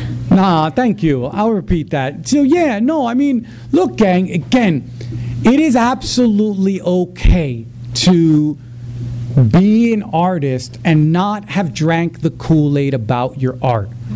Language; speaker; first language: English; early bilingual, other home language; Spanish